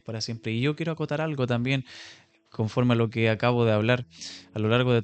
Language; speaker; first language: Spanish; native; Spanish